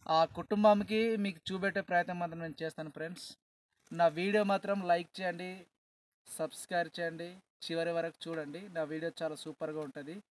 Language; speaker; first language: Telugu; non-native, local second language; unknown